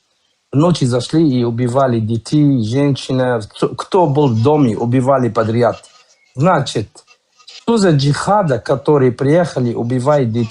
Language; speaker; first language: Russian; non-native, learner; Kurdish